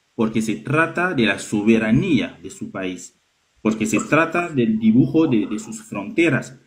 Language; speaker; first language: Spanish; non-native, learner; French